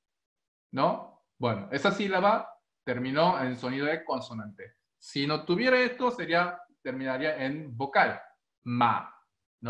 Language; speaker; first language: Spanish; non-native, fluent; Korean